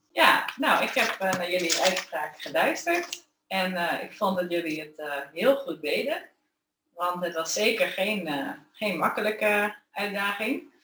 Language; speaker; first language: Dutch; native; Dutch